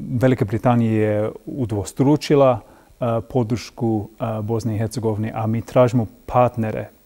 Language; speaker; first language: Croatian; non-native, fluent; English